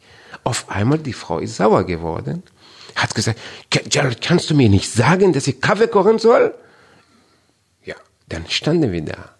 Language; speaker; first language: German; non-native, fluent; Persian